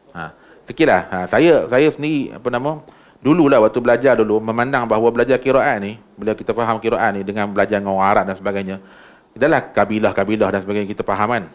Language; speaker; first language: Malay; native; Malay